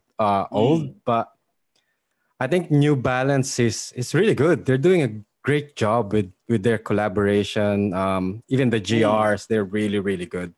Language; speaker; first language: English; non-native, local second language; Filipino